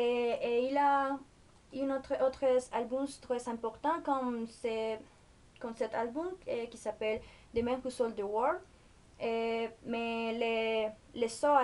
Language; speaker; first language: French; non-native, learner; Spanish